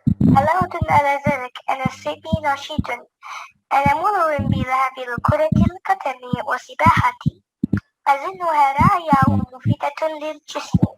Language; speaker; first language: Arabic; non-native, learner; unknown